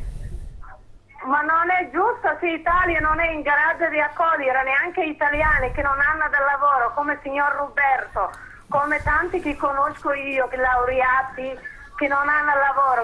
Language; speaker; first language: Italian; non-native, fluent; Somali